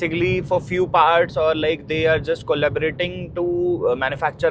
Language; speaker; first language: English; non-native, local second language; Hindi